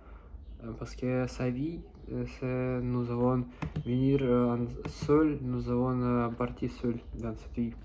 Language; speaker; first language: French; non-native, learner; Russian